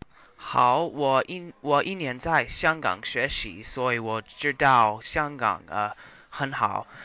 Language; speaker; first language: Chinese; non-native, learner; English